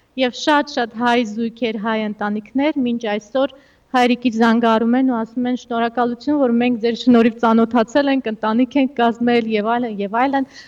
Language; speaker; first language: Armenian; early bilingual, heritage; Armenian